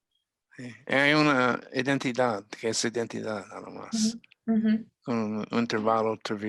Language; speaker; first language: Spanish; non-native, fluent; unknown